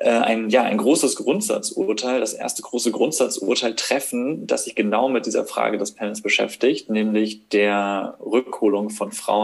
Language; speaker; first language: German; native; German